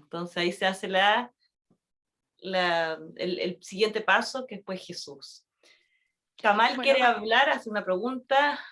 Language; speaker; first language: Spanish; native; Spanish